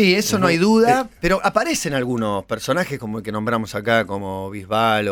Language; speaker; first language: Spanish; native; Spanish